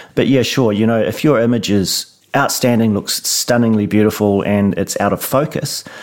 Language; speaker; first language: English; native; English